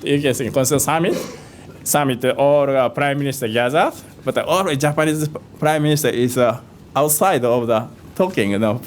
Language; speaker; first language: English; non-native, fluent; Japanese